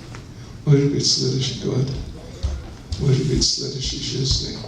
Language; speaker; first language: Russian; non-native, learner; English